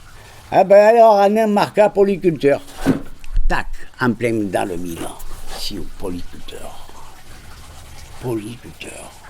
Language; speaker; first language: French; non-native, fluent; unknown